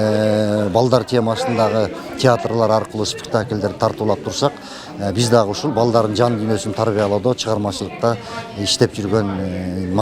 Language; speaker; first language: Kyrgyz; native; Kyrgyz